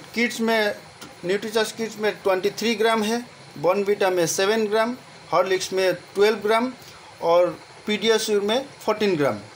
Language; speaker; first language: Hindi; non-native, local second language; Assamese